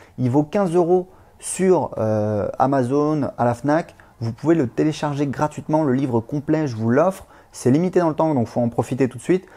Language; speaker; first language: French; native; French